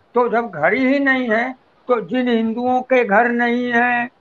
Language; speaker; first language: Hindi; native; Hindi